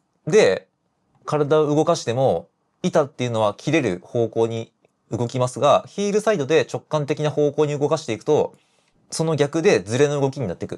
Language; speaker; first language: Japanese; native; Japanese